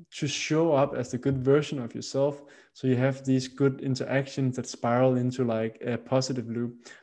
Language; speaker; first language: English; non-native, fluent; Danish